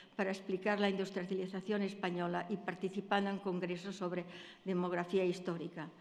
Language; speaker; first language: Spanish; native; Spanish